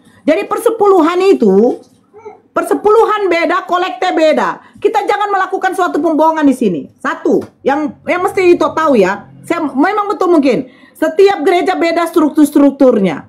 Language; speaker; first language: Indonesian; native; Indonesian